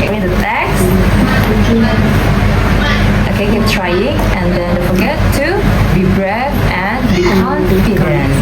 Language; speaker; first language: English; non-native, local second language; Indonesian